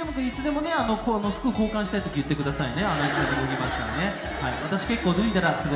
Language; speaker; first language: Japanese; native; Japanese